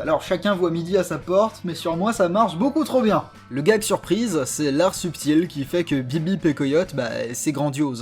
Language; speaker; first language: French; native; French